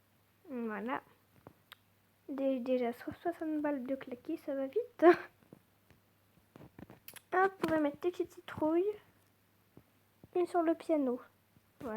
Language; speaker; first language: French; native; French